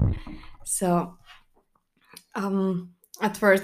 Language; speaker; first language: English; non-native, fluent; Turkish